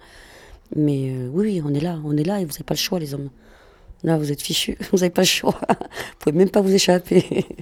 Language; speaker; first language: French; non-native, fluent; Spanish